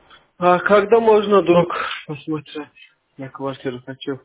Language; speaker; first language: Russian; non-native, learner; Azerbaijani